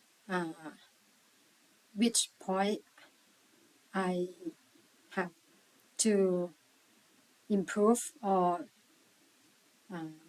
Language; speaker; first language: English; non-native, learner; Thai